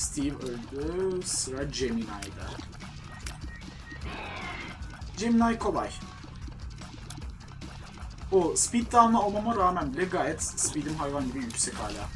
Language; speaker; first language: Turkish; native; Turkish